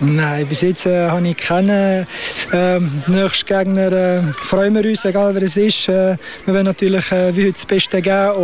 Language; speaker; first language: German; native; German